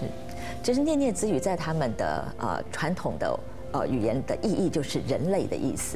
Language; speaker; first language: Chinese; native; Chinese